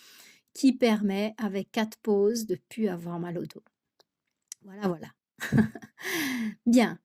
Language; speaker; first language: French; native; French